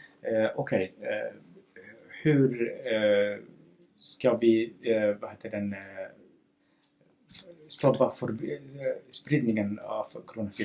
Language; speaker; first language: Swedish; non-native, fluent; Somali